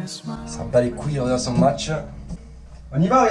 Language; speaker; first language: French; native; French